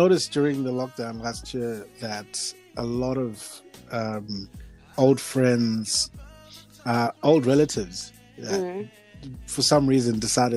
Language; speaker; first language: English; non-native, local second language; Shona